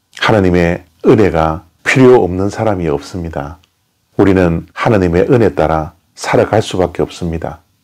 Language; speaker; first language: Korean; native; Korean